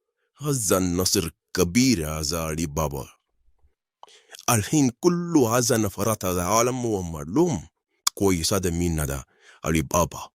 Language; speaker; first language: Arabic; non-native, learner; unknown